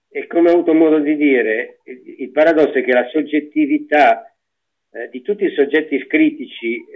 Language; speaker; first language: Italian; native; Italian